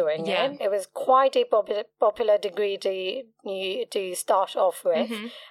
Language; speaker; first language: English; non-native, local second language; Kachhi